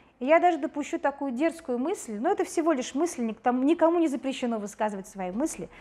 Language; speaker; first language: Russian; native; Russian